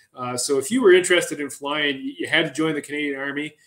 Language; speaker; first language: English; native; English